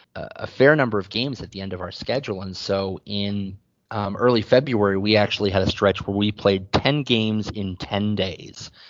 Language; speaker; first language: English; native; English